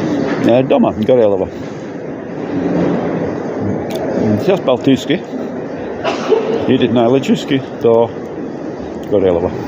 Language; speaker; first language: Russian; non-native, learner; English